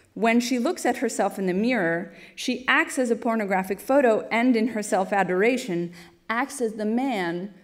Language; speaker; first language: English; native; English